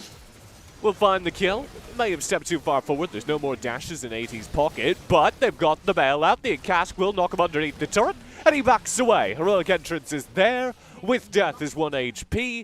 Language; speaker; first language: English; native; English